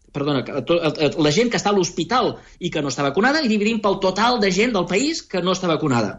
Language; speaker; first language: Catalan; native; Catalan